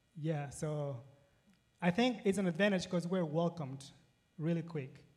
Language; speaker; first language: English; non-native, fluent; Spanish